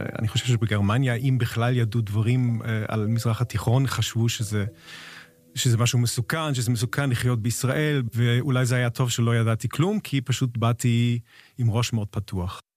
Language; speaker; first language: Hebrew; non-native, fluent; German